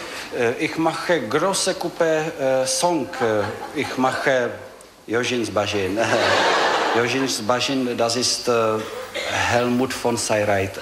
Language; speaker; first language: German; non-native, learner; Czech